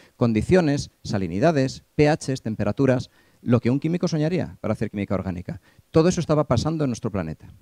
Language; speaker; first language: Spanish; native; Spanish